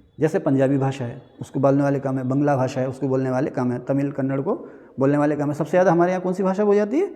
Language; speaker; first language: Hindi; native; Hindi